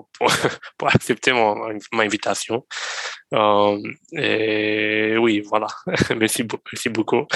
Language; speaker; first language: French; non-native, learner; Romanian